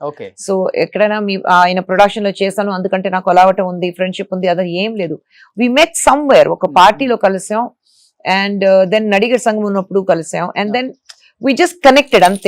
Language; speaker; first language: Telugu; non-native, fluent; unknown